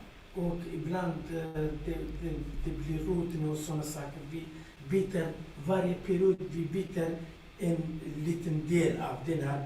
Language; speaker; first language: Swedish; non-native, learner; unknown